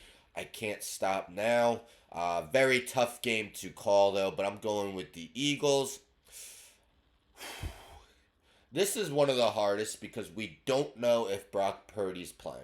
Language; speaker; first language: English; native; English